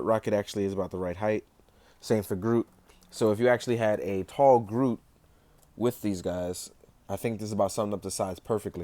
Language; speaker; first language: English; native; English